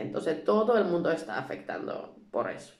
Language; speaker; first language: Spanish; non-native, learner; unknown